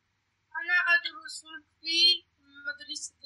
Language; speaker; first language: Arabic; non-native, learner; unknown